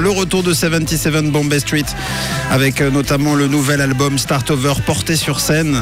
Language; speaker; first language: French; native; French